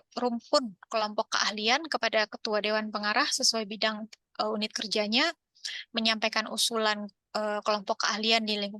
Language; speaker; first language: Indonesian; native; Indonesian